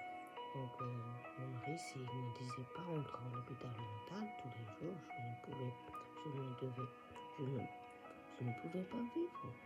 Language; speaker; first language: French; non-native, fluent; Japanese